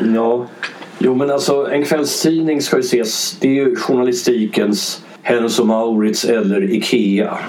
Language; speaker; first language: Swedish; early bilingual, other home language; English